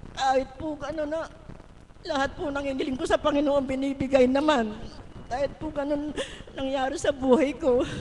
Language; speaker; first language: Filipino; native; Filipino